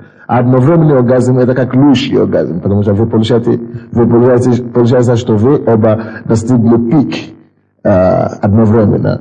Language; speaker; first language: Russian; non-native, fluent; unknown